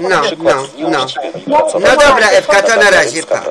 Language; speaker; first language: Polish; native; Polish